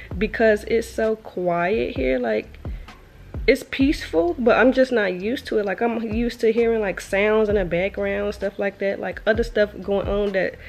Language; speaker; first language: English; native; English